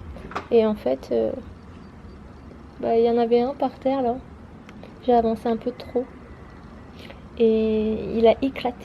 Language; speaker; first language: French; native; French